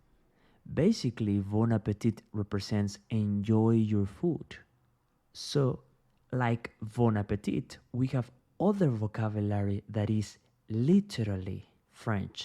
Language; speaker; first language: English; non-native, fluent; Spanish